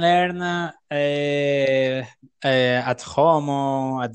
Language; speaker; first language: English; non-native, learner; Spanish